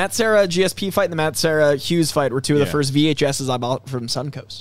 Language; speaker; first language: English; native; English